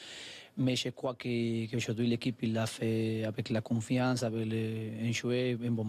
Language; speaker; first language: French; non-native, learner; Spanish